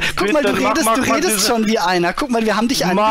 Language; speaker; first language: German; native; German